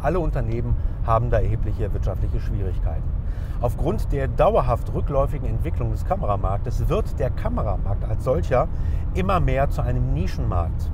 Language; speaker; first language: German; native; German